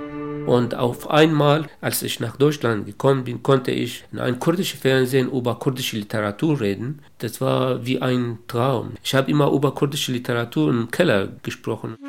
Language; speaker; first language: German; non-native, local second language; Kurdish